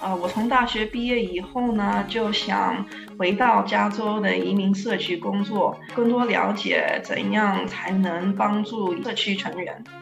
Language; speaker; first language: Chinese; early bilingual, heritage; Chinese